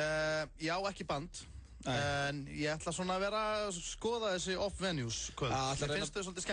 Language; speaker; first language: Icelandic; native; Icelandic